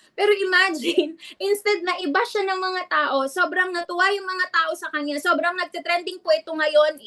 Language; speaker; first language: Filipino; non-native, local second language; Iloko